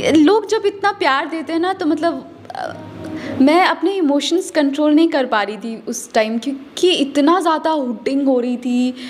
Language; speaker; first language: Hindi; native; Hindi